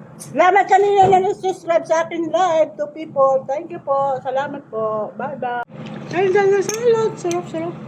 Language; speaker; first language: Filipino; non-native, local second language; Hiligaynon